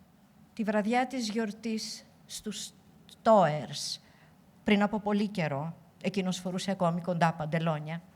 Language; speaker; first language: Greek; native; Greek